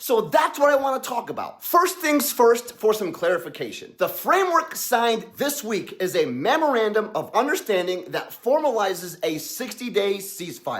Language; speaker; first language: English; native; English